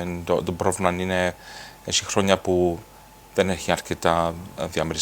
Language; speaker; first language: Greek; early bilingual, heritage; English